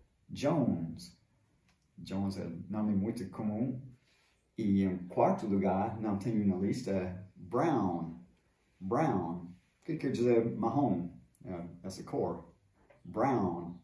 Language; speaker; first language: Portuguese; non-native, fluent; English